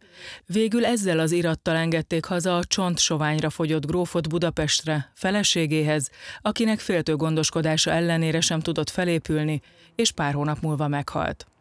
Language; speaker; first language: Hungarian; native; Hungarian